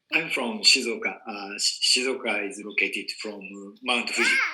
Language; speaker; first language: English; non-native, learner; Japanese